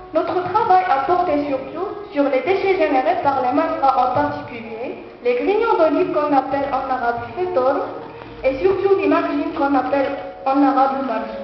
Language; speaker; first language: French; non-native, local second language; Arabic